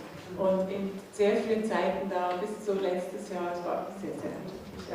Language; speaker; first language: German; non-native, learner; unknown